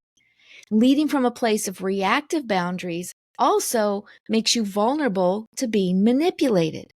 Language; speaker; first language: English; native; English